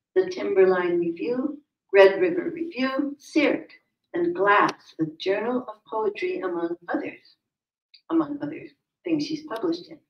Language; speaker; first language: English; native; English